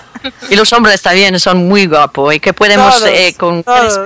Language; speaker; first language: Spanish; non-native, fluent; French